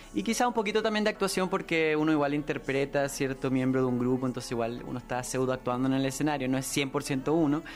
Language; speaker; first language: Spanish; native; Spanish